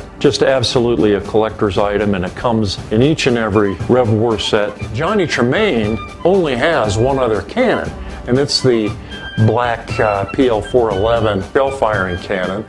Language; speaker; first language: English; native; English